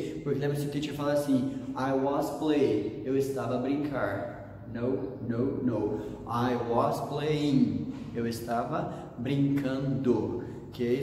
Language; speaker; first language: English; non-native, fluent; Portuguese